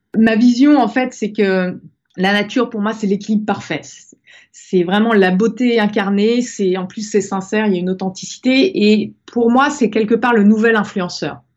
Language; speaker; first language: French; native; French